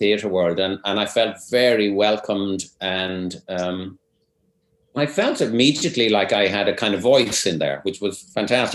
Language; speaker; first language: English; native; English